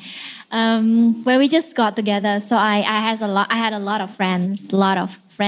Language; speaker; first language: English; non-native, fluent; Indonesian